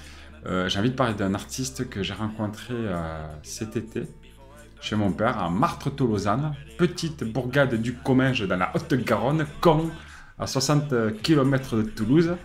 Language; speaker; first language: French; native; French